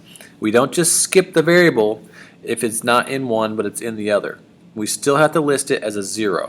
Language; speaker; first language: English; native; English